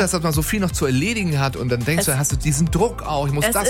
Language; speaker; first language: German; native; German